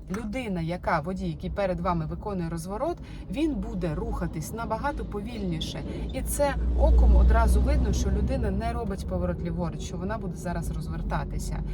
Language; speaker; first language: Ukrainian; non-native, local second language; Russian